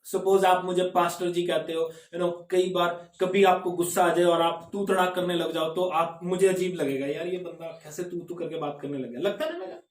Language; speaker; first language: Hindi; non-native, local second language; Punjabi